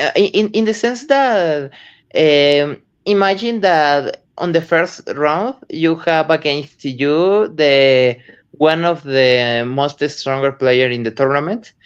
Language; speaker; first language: English; non-native, learner; Spanish